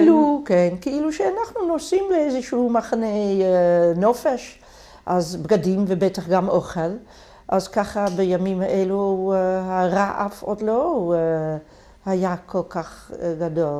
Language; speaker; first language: Hebrew; non-native, fluent; Dutch